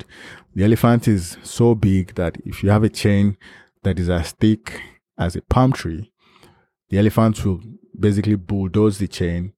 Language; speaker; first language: English; non-native, local second language; Yoruba